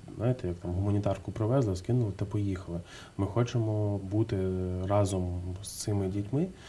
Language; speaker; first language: Ukrainian; native; Ukrainian